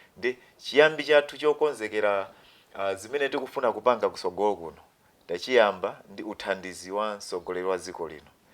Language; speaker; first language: Nyanja; non-native, local second language; Tumbuka